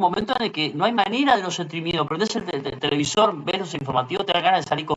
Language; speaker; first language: Spanish; native; Spanish